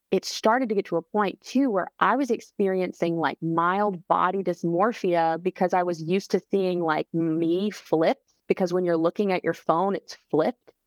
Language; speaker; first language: English; native; English